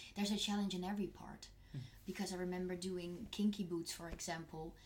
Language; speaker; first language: English; non-native, fluent; Dutch